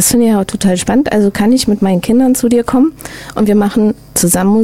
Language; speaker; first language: German; native; German